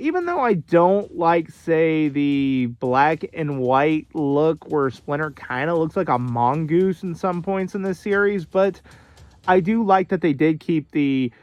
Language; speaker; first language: English; native; English